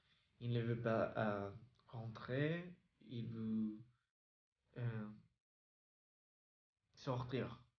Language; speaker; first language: French; non-native, learner; Spanish